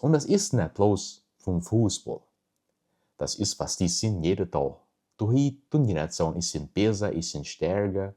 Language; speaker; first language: German; early bilingual, heritage; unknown